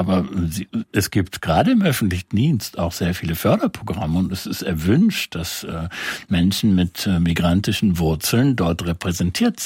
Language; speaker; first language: German; native; German